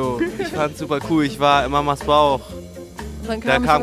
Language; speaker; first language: German; native; German